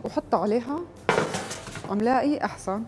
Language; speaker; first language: Arabic; native; Arabic